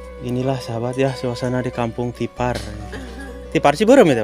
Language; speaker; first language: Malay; non-native, local second language; Sundanese